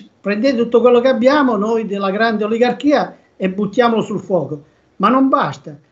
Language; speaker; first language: Italian; native; Italian